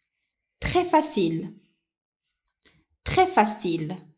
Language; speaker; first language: French; non-native, local second language; Arabic